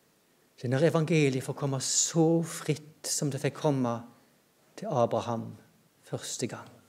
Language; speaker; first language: Norwegian; native; Norwegian